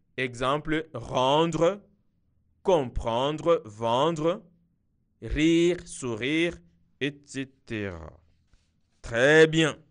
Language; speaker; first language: French; non-native, local second language; Kinyarwanda